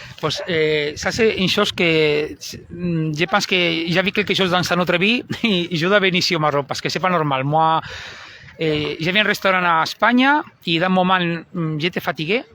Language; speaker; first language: French; non-native, learner; Spanish